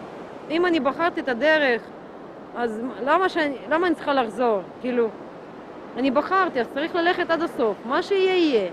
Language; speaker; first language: Hebrew; non-native, fluent; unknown